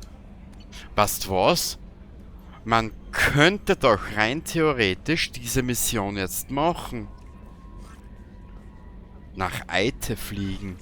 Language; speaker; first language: German; native; German